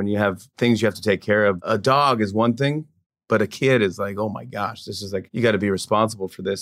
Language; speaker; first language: English; native; English